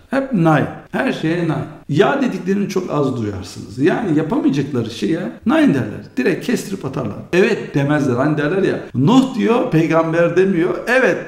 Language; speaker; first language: Turkish; early bilingual, heritage; Turkish